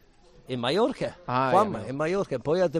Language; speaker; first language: Spanish; non-native, learner; English